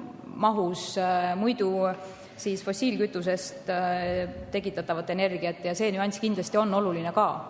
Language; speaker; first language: Estonian; native; Estonian